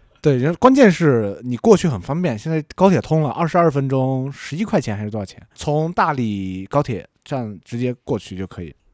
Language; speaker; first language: Chinese; native; Chinese